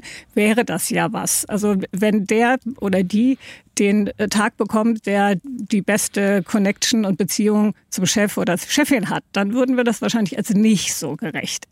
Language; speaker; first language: German; native; German